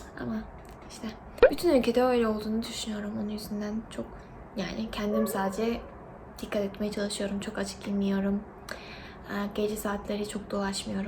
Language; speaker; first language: Turkish; non-native, fluent; Korean